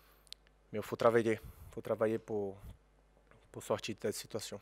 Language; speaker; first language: French; non-native, fluent; Portuguese